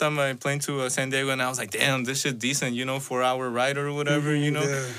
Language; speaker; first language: English; non-native, fluent; Spanish